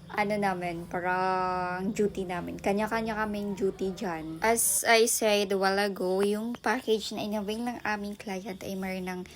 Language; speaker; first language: Filipino; non-native, local second language; Bikol